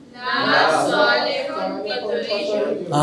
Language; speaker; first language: Arabic; non-native, learner; Urdu